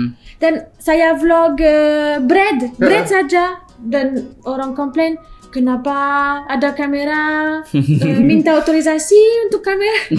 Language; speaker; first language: Indonesian; non-native, learner; French